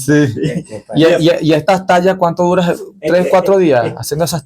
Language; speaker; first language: Spanish; native; Spanish